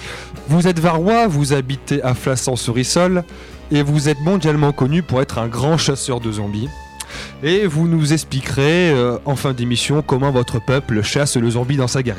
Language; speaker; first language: French; native; French